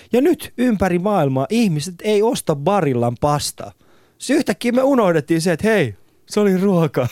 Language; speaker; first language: Finnish; non-native, fluent; Persian